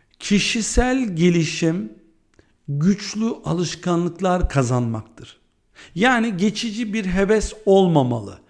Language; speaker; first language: Turkish; early bilingual, heritage; Turkish